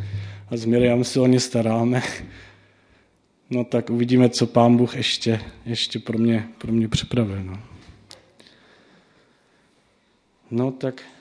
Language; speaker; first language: Czech; non-native, fluent; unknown